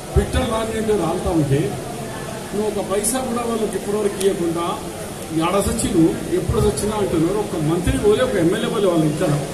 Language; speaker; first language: Telugu; non-native, local second language; Urdu